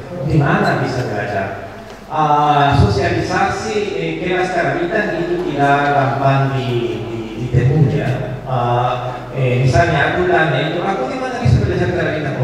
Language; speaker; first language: Indonesian; non-native, fluent; Spanish